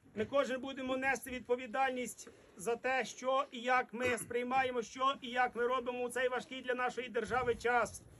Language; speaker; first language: Ukrainian; native; Ukrainian